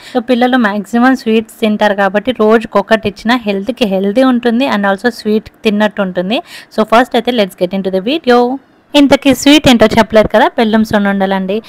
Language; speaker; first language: Telugu; non-native, local second language; Lambadi